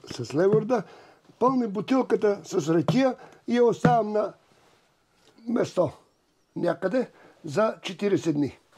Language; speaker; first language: Bulgarian; native; Bulgarian